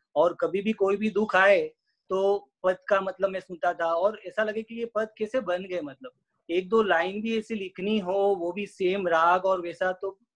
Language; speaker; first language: Hindi; non-native, local second language; Gujarati